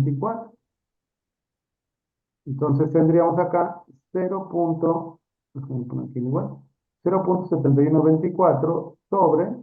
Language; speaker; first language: Spanish; native; Spanish